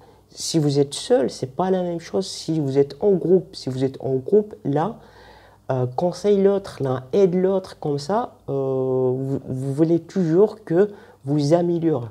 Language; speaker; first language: French; non-native, fluent; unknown